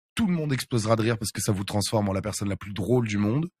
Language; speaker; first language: French; native; French